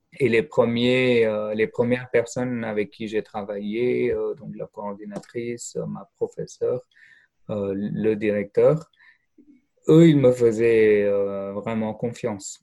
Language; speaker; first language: French; non-native, fluent; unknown